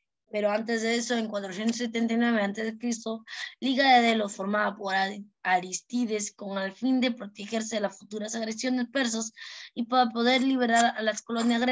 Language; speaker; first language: Spanish; native; Spanish